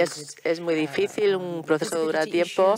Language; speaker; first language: Spanish; non-native, fluent; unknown